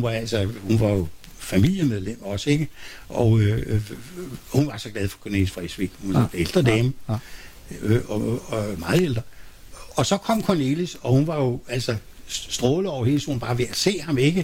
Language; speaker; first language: Danish; native; Danish